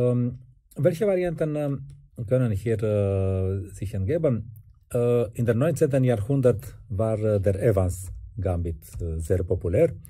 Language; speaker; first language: German; non-native, fluent; Romanian